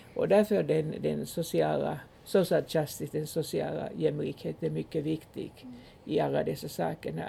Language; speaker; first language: Swedish; non-native, local second language; Finnish